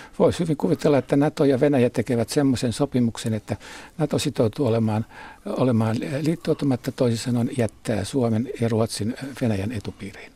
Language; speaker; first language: Finnish; native; Finnish